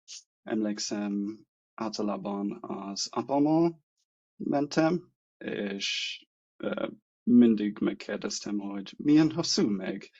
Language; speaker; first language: Hungarian; non-native, learner; English